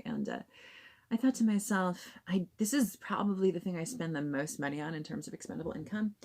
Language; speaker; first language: English; native; English